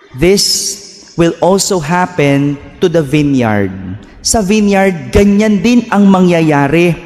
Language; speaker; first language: Filipino; native; Filipino